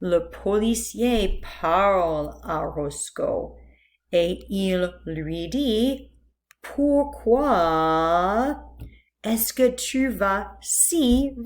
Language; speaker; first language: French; non-native, fluent; English